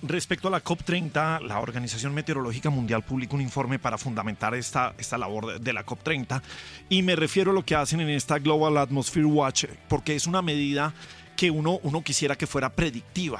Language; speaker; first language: Spanish; native; Spanish